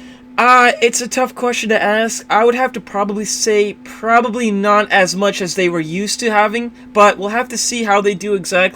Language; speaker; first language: English; native; English